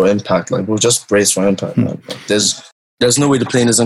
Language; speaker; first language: English; non-native, local second language; Yoruba